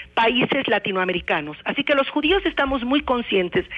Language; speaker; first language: Spanish; native; Spanish